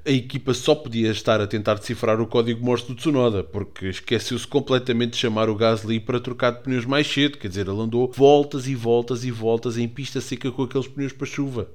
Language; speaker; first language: Portuguese; native; Portuguese